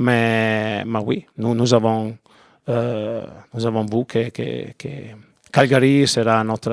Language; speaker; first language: French; non-native, learner; Italian